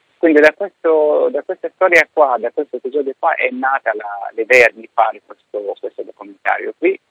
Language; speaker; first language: Italian; non-native, fluent; Arabic